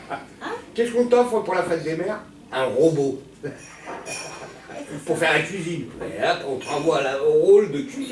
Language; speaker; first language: French; native; French